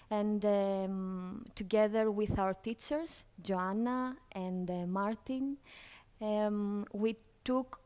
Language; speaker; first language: English; non-native, fluent; Greek